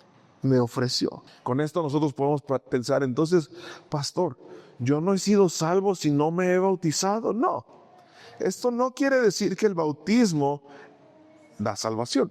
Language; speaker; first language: Spanish; native; Spanish